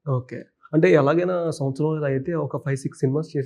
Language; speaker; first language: Telugu; native; Telugu